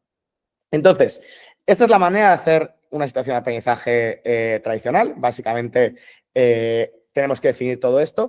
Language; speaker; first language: Spanish; native; Spanish